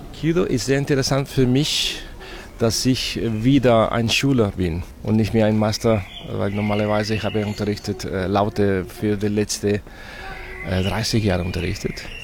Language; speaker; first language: German; non-native, fluent; Spanish